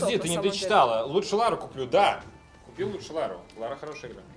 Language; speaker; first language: Russian; native; Russian